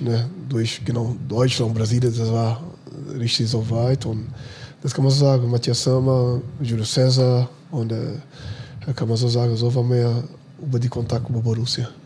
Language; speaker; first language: German; non-native, fluent; Portuguese